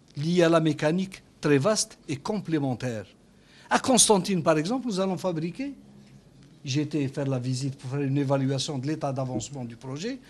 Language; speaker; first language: French; non-native, local second language; Arabic